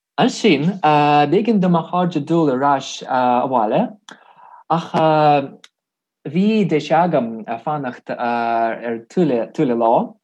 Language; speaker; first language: Irish; non-native, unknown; Russian